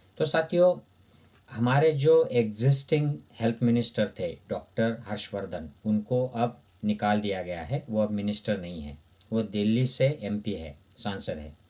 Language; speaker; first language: Hindi; non-native, local second language; Marathi